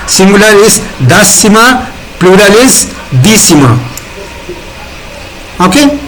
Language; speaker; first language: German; non-native, fluent; Hindi